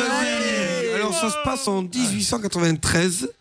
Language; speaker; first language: French; native; French